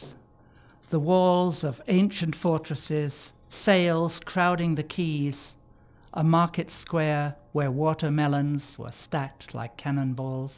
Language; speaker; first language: English; native; English